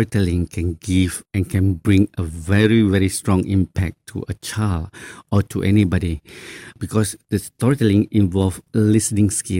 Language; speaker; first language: English; non-native, local second language; Chinese